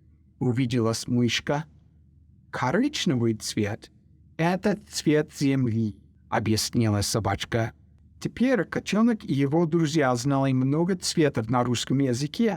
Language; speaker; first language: Russian; non-native, fluent; English